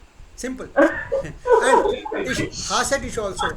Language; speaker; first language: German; non-native, fluent; Hindi